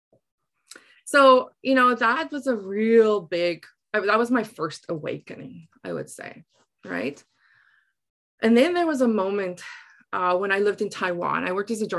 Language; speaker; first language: English; non-native, local second language; Afrikaans